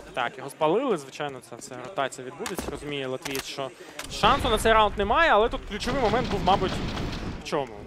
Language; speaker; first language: Ukrainian; non-native, local second language; Russian